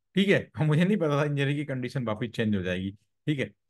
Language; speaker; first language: Hindi; native; Hindi